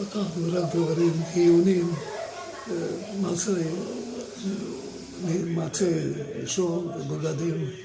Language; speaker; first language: Hebrew; non-native, fluent; Romanian